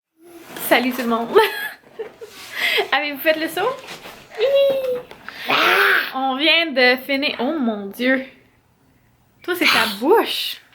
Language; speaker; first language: French; native; French